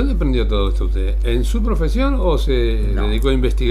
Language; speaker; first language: Spanish; native; Spanish